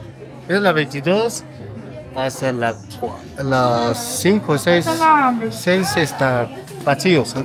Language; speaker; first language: Spanish; native; Spanish